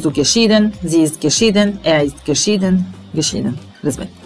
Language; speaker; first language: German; non-native, fluent; Serbian